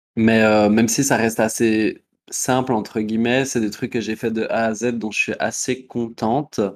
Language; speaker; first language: French; native; French